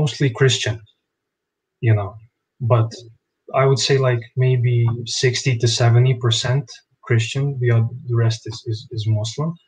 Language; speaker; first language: English; non-native, fluent; Bosnian